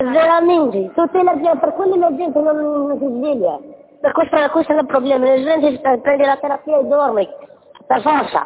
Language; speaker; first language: Italian; non-native, learner; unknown